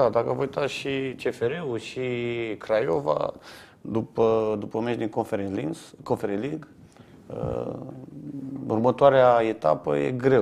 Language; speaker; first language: Romanian; native; Romanian